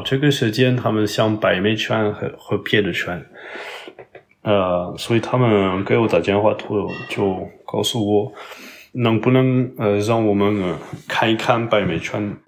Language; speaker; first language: Chinese; non-native, fluent; French